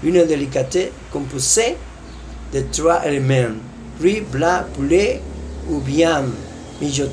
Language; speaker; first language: French; non-native, learner; Spanish